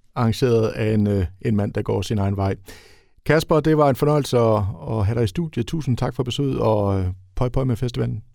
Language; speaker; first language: Danish; native; Danish